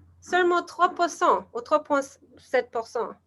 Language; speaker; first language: French; non-native, learner; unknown